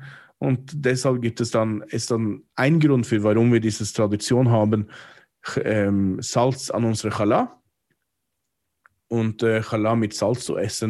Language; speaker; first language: German; non-native, fluent; English